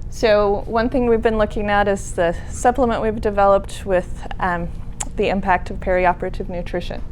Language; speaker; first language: English; native; English